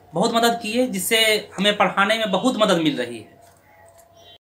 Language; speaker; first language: Hindi; native; Hindi